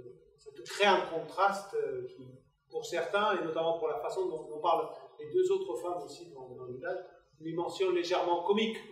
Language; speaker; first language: French; native; French